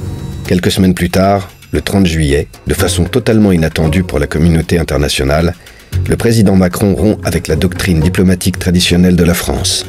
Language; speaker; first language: French; native; French